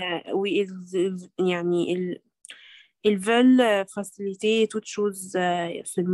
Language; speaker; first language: French; non-native, learner; Arabic